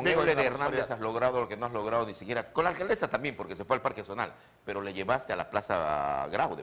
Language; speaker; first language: Spanish; native; Spanish